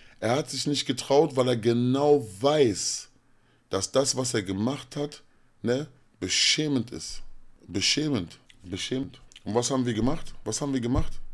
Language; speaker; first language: German; native; German